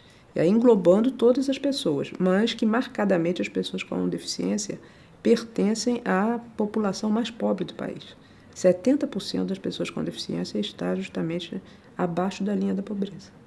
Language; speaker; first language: Portuguese; native; Portuguese